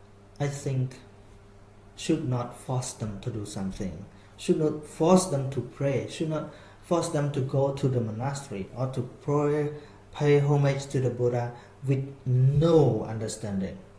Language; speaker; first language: English; non-native, fluent; Khmer